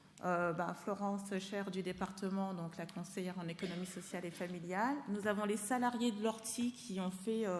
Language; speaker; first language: French; native; French